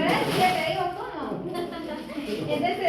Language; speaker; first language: Spanish; native; Spanish